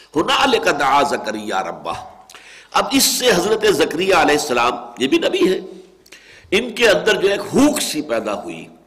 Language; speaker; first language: Urdu; native; Urdu